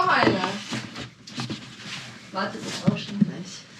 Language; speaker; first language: German; native; German